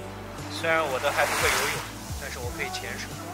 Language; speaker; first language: Chinese; native; Chinese